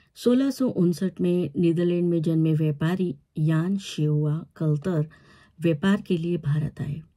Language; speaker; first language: Hindi; native; Hindi